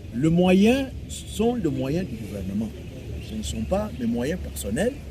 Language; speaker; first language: French; non-native, local second language; Swahili